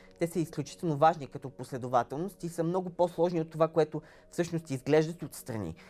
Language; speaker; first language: Bulgarian; native; Bulgarian